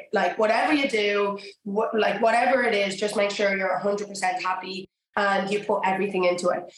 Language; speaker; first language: English; native; English